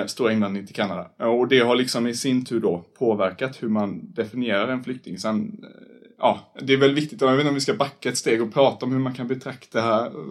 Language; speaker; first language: Swedish; native; Swedish